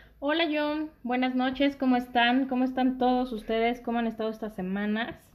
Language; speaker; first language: Spanish; native; Spanish